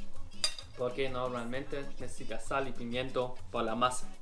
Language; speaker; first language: Spanish; non-native, learner; German